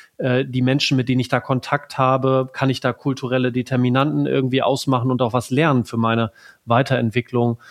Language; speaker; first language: German; native; German